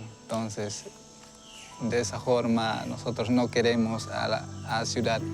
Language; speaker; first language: Spanish; non-native, local second language; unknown